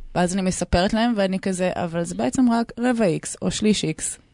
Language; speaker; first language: Hebrew; native; Hebrew